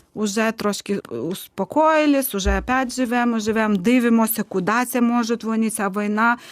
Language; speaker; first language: Ukrainian; non-native, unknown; Lithuanian